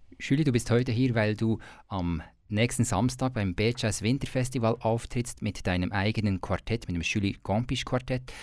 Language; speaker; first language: German; native; German